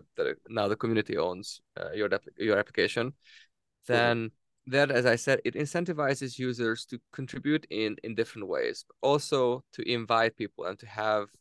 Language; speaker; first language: English; non-native, fluent; Hungarian